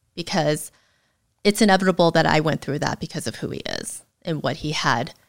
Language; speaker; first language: English; native; English